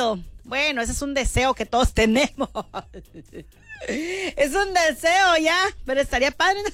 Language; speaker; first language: Spanish; native; Spanish